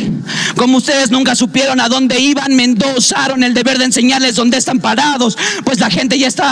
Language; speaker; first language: Spanish; native; Spanish